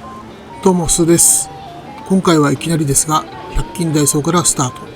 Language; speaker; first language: Japanese; native; Japanese